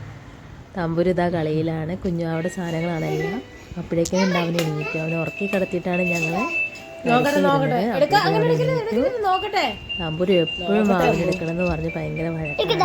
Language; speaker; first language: Malayalam; native; Malayalam